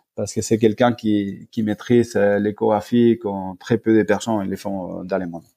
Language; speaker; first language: French; non-native, fluent; Spanish